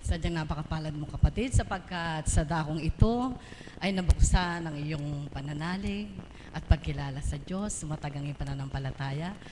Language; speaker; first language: Filipino; native; Filipino